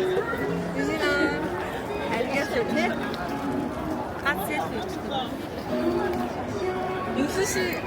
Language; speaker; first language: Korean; non-native, learner; Mongolian